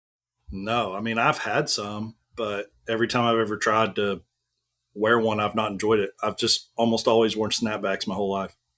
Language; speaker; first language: English; native; English